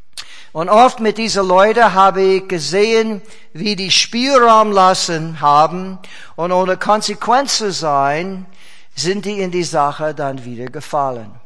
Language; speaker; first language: German; non-native, fluent; English